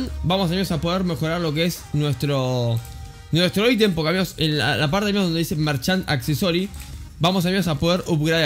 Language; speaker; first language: Spanish; native; Spanish